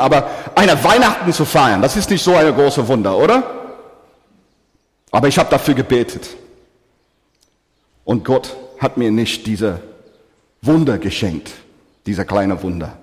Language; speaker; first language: German; non-native, fluent; English